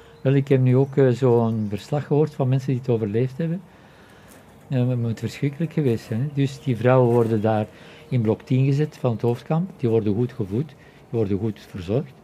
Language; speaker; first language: Dutch; native; Dutch